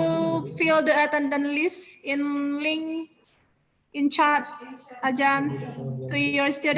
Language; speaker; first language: English; non-native, learner; Indonesian